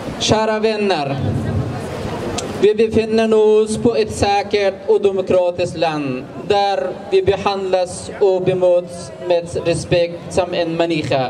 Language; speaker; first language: Swedish; non-native, fluent; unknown